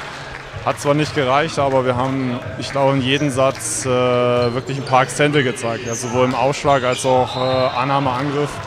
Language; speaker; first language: German; native; German